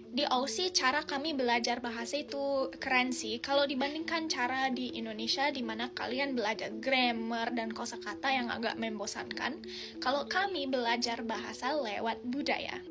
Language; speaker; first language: Indonesian; non-native, fluent; English